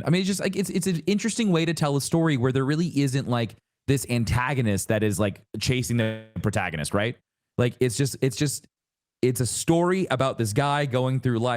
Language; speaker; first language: English; native; English